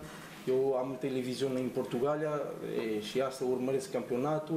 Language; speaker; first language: Romanian; non-native, learner; Portuguese